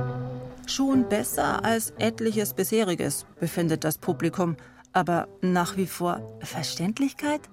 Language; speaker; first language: German; native; German